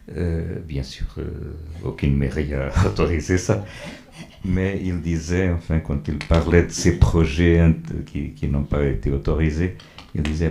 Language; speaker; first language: French; non-native, fluent; Portuguese